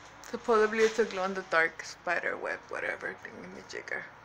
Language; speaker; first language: English; early bilingual, other home language; Spanish